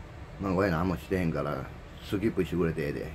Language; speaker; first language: Japanese; native; Japanese